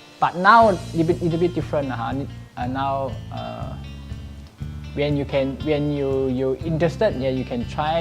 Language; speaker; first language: English; non-native, local second language; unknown